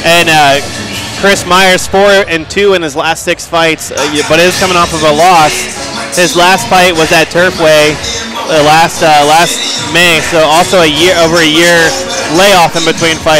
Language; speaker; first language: English; native; English